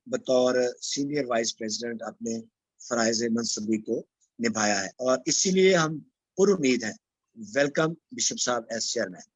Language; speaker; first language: Urdu; non-native, local second language; Punjabi